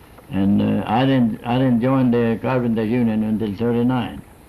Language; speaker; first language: English; non-native, fluent; Swedish